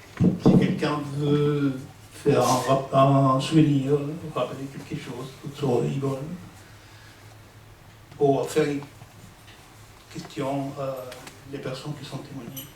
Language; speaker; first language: French; non-native, fluent; Spanish